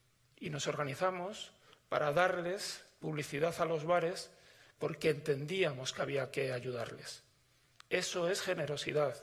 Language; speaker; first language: Spanish; native; Spanish